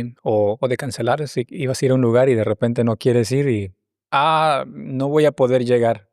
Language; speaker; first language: Spanish; native; Spanish